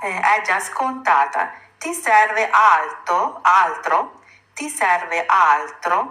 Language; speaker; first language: Italian; non-native, fluent; Sinhala